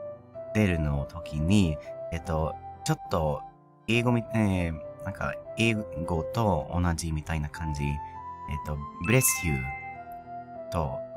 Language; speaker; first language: Japanese; non-native, learner; English